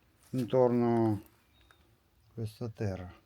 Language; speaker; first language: Italian; non-native, learner; Russian